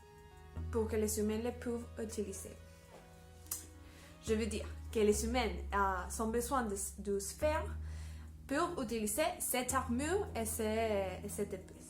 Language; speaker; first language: French; non-native, learner; Spanish